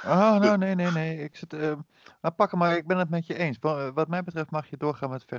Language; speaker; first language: Dutch; native; Dutch